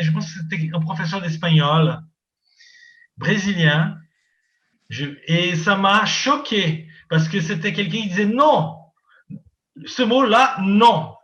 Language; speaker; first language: French; non-native, fluent; Portuguese